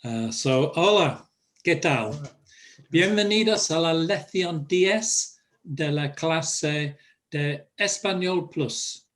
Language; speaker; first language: Spanish; non-native, fluent; English